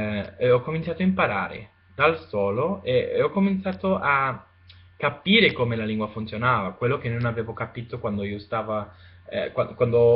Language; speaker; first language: Italian; non-native, learner; Spanish